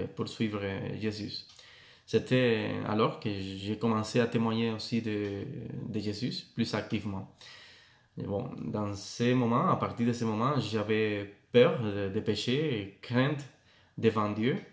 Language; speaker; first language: French; non-native, fluent; Spanish